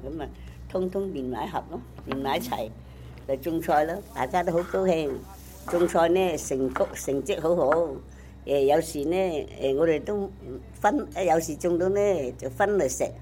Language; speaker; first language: Chinese; native; Chinese